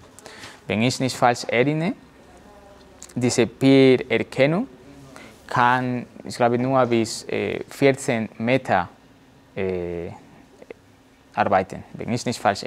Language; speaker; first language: German; non-native, learner; Spanish